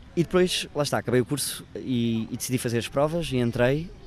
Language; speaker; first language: Portuguese; native; Portuguese